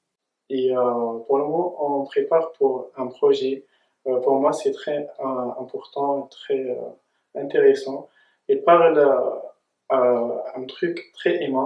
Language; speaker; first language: French; non-native, local second language; Arabic